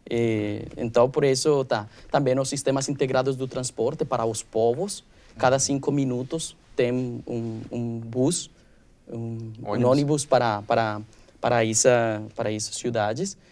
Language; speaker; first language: Portuguese; non-native, learner; Spanish